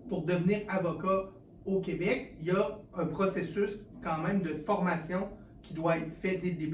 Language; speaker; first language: French; native; French